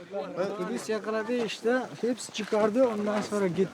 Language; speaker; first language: Turkish; non-native, learner; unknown